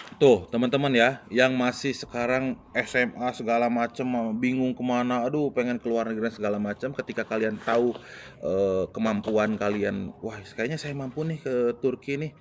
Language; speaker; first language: Indonesian; native; Indonesian